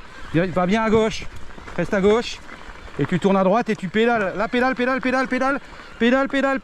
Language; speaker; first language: French; native; French